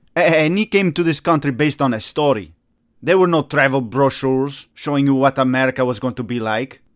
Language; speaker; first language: English; non-native, fluent; Italian